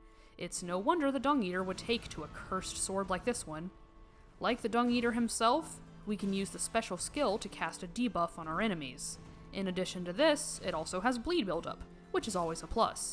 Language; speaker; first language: English; native; English